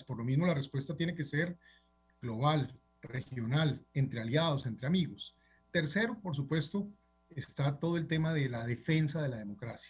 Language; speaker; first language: Spanish; native; Spanish